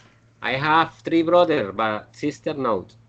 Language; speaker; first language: English; non-native, learner; Spanish